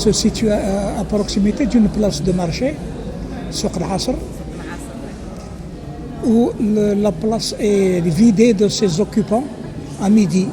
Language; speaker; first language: French; non-native, local second language; Arabic